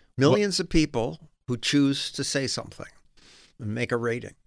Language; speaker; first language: English; native; English